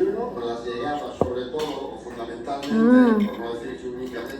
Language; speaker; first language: Spanish; native; Spanish